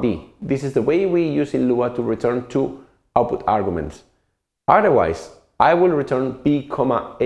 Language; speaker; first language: English; non-native, fluent; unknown